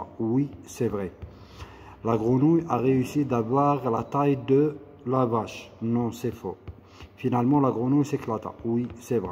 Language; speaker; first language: French; non-native, local second language; Arabic